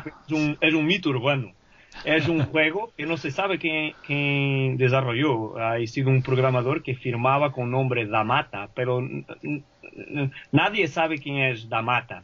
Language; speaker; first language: Spanish; non-native, fluent; Portuguese